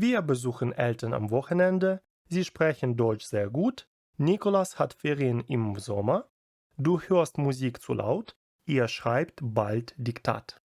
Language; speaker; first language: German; non-native, fluent; Ukrainian